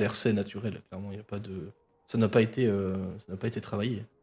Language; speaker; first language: French; native; French